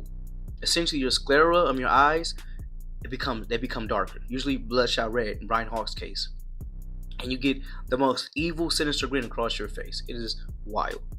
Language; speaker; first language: English; native; English